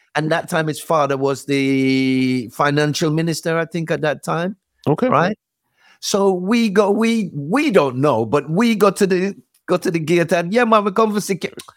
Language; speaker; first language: English; native; English